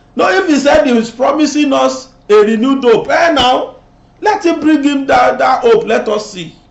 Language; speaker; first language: English; non-native, local second language; Yoruba